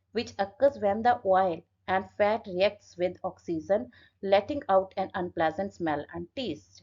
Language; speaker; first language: English; non-native, local second language; Punjabi